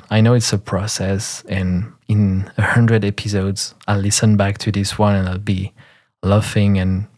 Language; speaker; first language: English; non-native, fluent; French